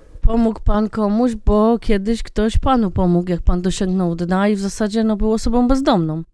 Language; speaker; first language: Polish; native; Polish